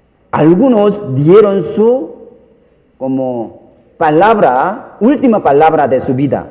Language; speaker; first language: Spanish; non-native, learner; Korean